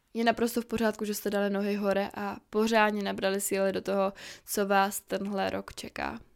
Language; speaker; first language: Czech; native; Czech